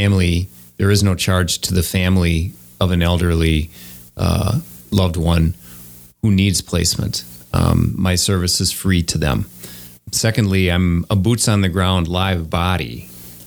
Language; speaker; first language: English; native; English